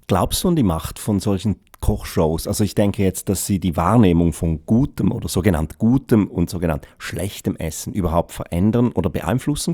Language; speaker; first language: German; native; German